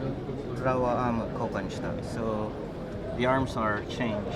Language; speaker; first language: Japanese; non-native, learner; English